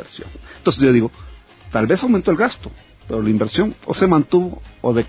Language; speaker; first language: Spanish; native; Spanish